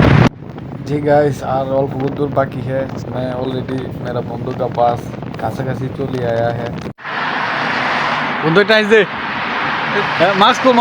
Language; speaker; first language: Hindi; non-native, learner; Bangla